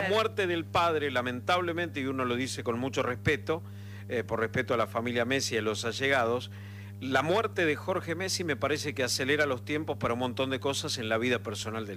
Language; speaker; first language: Spanish; native; Spanish